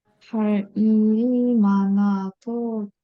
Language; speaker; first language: Korean; non-native, learner; Indonesian